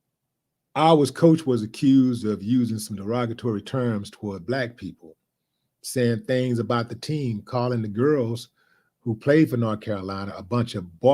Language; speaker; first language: English; native; English